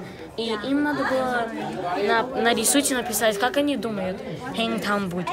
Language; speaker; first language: Russian; early bilingual, heritage; Russian